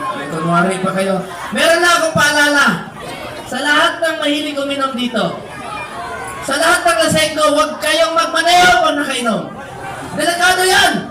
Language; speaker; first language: Filipino; non-native, local second language; Cebuano